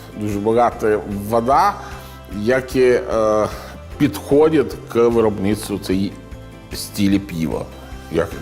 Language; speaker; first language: Ukrainian; non-native, learner; Italian